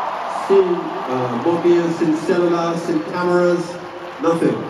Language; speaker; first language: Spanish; non-native, learner; English